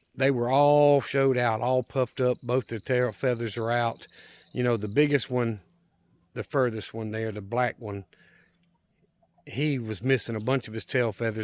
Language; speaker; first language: English; native; English